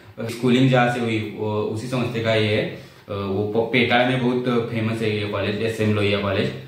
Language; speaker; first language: Hindi; non-native, local second language; Marathi